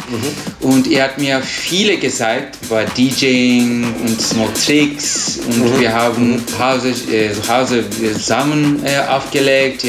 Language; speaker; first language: German; non-native, learner; Turkish